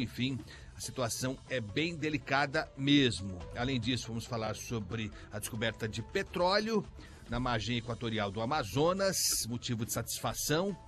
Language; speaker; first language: Portuguese; native; Portuguese